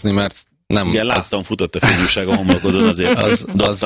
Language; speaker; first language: Hungarian; native; Hungarian